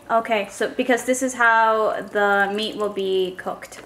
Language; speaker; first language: English; early bilingual, other home language; Spanish